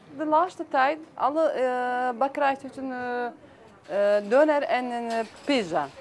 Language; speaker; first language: Dutch; non-native, learner; Turkish